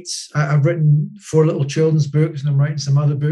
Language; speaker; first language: English; native; English